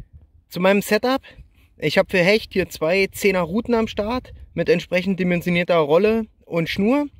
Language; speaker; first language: German; native; German